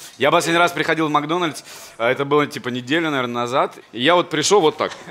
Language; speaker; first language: Russian; native; Russian